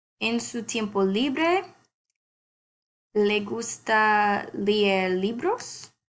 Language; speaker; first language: Spanish; non-native, learner; English